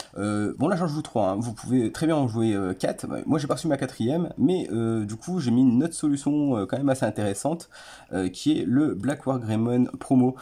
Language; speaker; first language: French; native; French